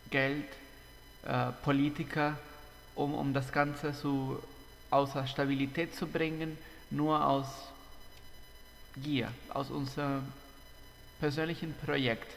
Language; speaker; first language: German; non-native, fluent; Spanish